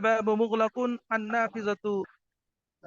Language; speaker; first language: Arabic; non-native, learner; Bangla